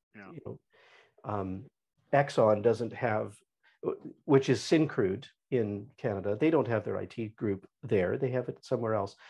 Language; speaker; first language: English; native; English